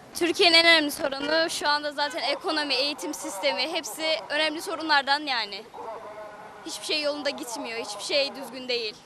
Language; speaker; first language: Turkish; native; Turkish